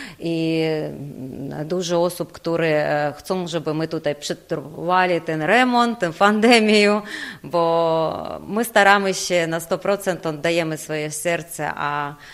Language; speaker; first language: Polish; non-native, fluent; Ukrainian